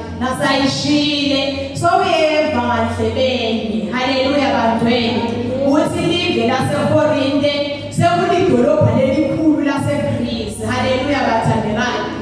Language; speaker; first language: Zulu; non-native, local second language; Swati